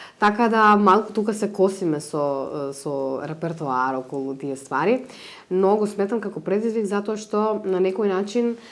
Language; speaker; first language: Macedonian; native; Macedonian